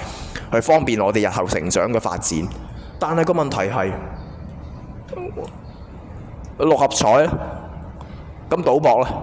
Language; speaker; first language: Cantonese; native; Cantonese